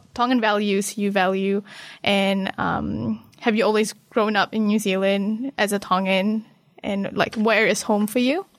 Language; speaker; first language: English; non-native, local second language; Malay